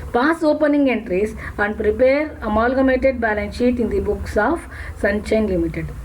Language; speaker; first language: English; non-native, local second language; Kannada